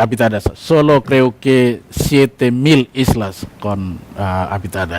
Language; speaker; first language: Spanish; non-native, learner; Indonesian